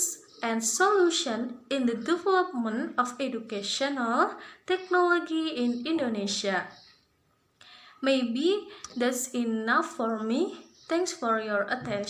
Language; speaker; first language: English; non-native, learner; Indonesian